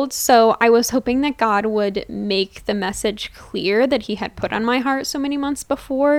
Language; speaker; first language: English; native; English